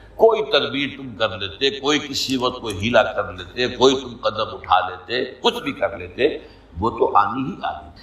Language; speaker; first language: Urdu; native; Urdu